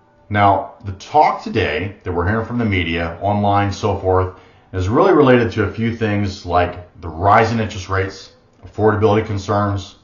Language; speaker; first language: English; native; English